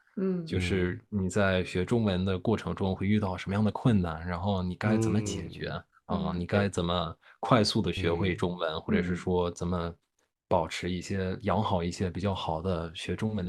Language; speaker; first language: Chinese; non-native, fluent; English